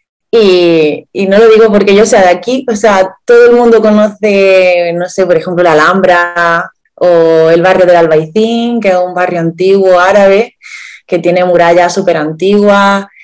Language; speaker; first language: Spanish; native; Spanish